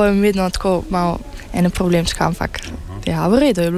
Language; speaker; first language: Slovenian; early bilingual, heritage; Slovenian